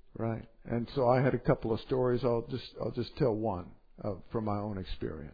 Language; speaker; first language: English; native; English